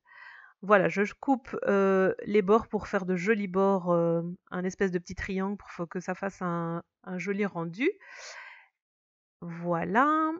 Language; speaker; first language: French; native; French